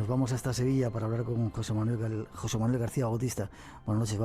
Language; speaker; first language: Spanish; native; Spanish